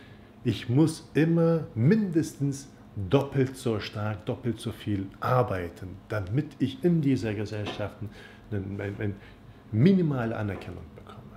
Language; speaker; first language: German; non-native, fluent; Turkish